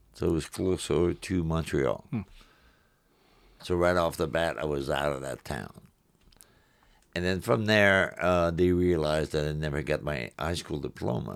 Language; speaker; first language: English; non-native, fluent; French